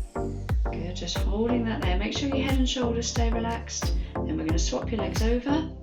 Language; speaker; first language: English; native; English